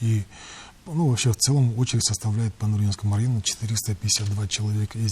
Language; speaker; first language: Russian; non-native, local second language; Kazakh